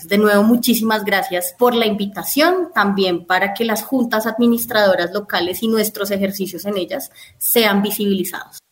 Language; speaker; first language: Spanish; native; Spanish